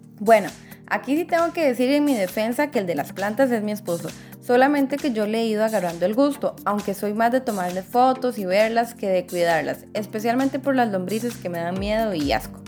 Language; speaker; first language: Spanish; native; Spanish